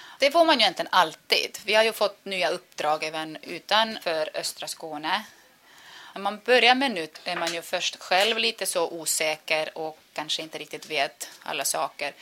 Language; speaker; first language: Swedish; non-native, fluent; Estonian